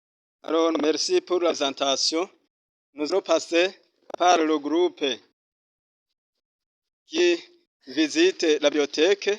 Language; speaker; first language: French; non-native, local second language; Rundi